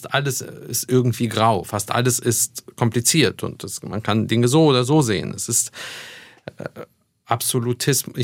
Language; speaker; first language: German; early bilingual, other home language; Russian